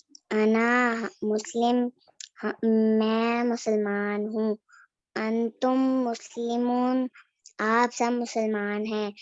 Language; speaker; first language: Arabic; non-native, learner; Urdu